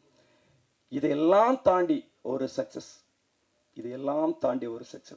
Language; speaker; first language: Tamil; native; Tamil